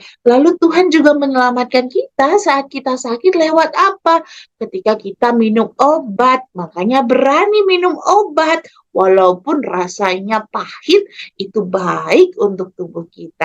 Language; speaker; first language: Indonesian; native; Indonesian